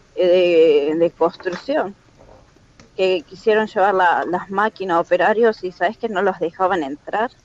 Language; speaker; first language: Spanish; native; Spanish